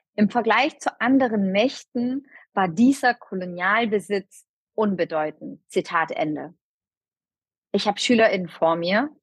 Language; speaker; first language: German; early bilingual, other home language; Turkish